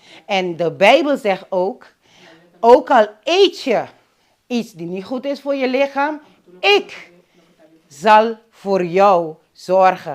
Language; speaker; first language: Dutch; non-native, local second language; Papiamento